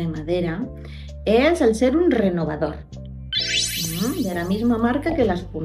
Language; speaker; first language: Spanish; native; Spanish